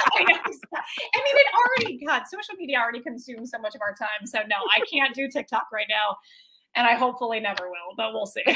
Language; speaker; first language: English; native; English